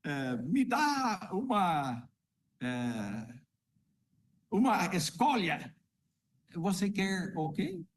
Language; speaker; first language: Portuguese; non-native, fluent; English